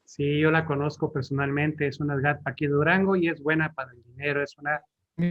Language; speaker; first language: Spanish; native; Spanish